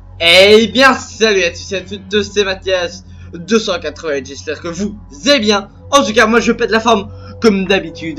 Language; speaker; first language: French; native; French